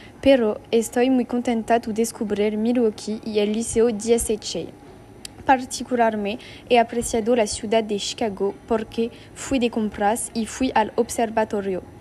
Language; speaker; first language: Spanish; non-native, learner; French